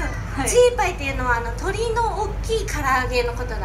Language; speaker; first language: Japanese; native; Japanese